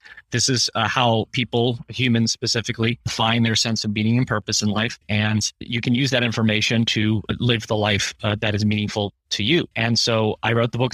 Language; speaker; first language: English; native; English